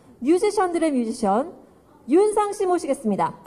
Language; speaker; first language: Korean; native; Korean